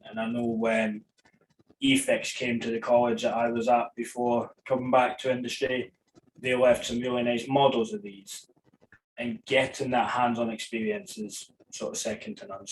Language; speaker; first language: English; native; English